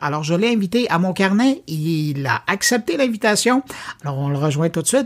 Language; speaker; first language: French; native; French